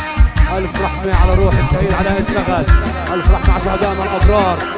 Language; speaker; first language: Arabic; native; Arabic